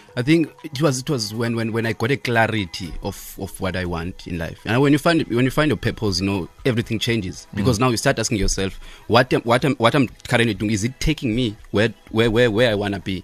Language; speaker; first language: English; non-native, local second language; Xhosa